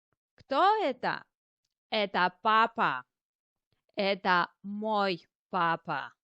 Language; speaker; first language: Russian; non-native, learner; English